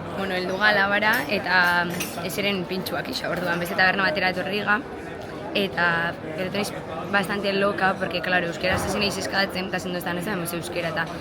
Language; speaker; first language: Basque; native; Basque